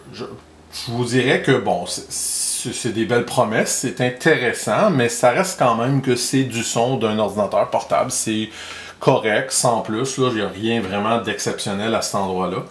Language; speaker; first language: French; native; French